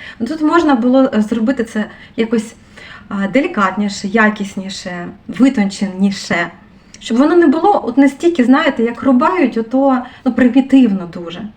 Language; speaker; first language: Ukrainian; non-native, local second language; Russian